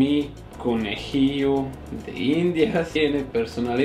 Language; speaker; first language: Spanish; non-native, learner; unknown